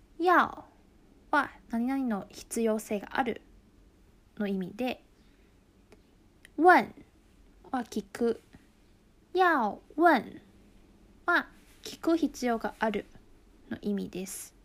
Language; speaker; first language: Japanese; non-native, local second language; Chinese